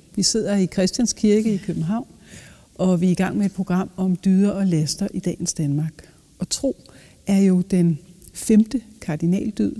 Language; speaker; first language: Danish; native; Danish